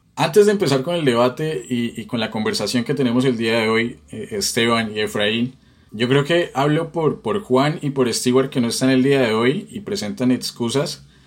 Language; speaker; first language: Spanish; native; Spanish